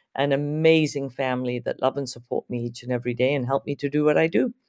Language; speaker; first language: English; native; English